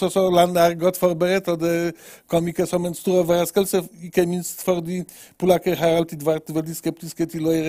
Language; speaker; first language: Norwegian; non-native, fluent; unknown